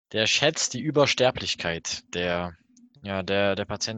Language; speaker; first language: German; native; German